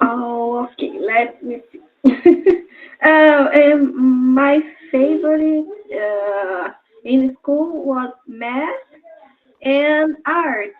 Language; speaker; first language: English; non-native, learner; Spanish